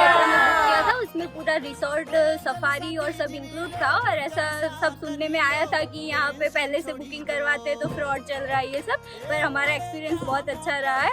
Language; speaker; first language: Hindi; non-native, local second language; Gujarati